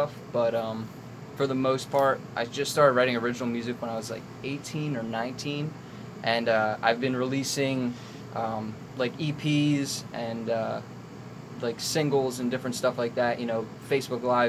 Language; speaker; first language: English; native; English